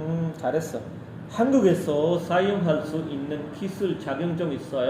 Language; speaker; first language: Korean; non-native, learner; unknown